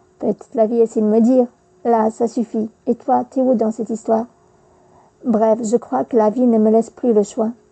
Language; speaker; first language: French; non-native, fluent; Polish